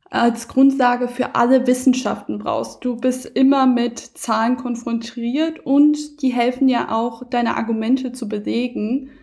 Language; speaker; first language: German; early bilingual, other home language; Persian